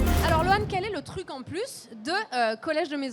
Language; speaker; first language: French; native; French